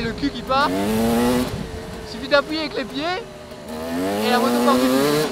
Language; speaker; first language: French; native; French